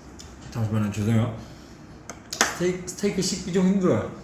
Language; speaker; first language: Korean; non-native, fluent; Chinese